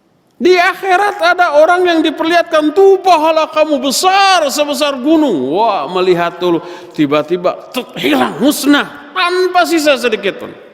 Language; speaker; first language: Indonesian; native; Indonesian